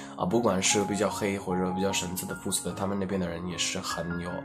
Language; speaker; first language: Chinese; non-native, fluent; Hindi